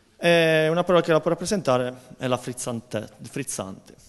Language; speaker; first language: Italian; native; Italian